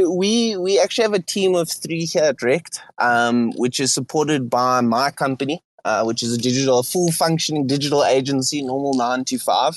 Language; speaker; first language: English; native; English